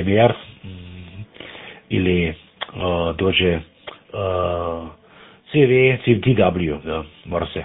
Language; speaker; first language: Russian; non-native, learner; German